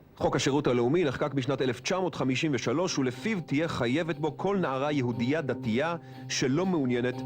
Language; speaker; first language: Hebrew; native; Hebrew